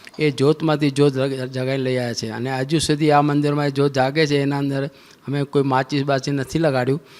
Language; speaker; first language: Gujarati; non-native, local second language; Sindhi